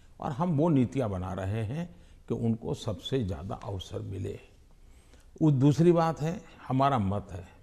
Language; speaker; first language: Hindi; non-native, local second language; Gujarati